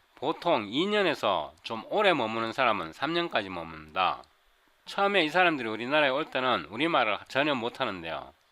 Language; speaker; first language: Korean; native; Korean